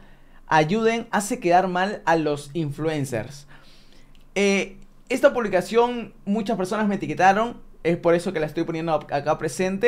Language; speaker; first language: Spanish; native; Spanish